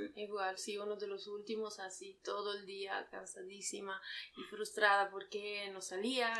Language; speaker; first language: Spanish; non-native, fluent; Italian